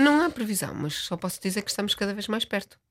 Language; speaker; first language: Portuguese; native; Portuguese